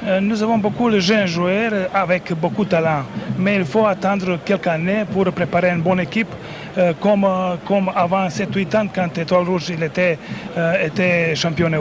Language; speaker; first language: French; non-native, learner; Serbian